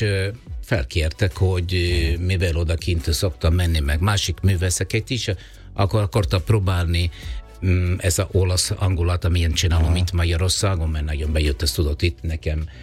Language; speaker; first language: Hungarian; non-native, learner; Italian